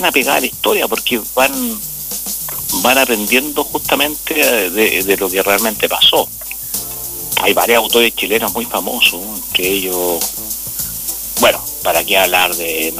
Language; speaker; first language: Spanish; native; Spanish